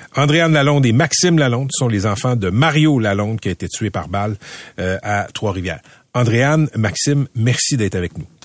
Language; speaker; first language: French; native; French